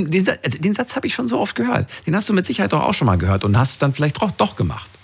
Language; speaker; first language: German; native; German